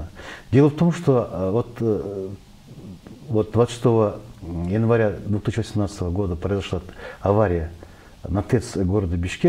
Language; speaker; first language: Russian; non-native, local second language; Kyrgyz